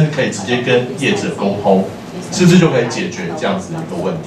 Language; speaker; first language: Chinese; native; Chinese